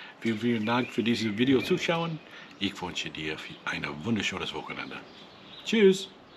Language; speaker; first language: German; non-native, learner; English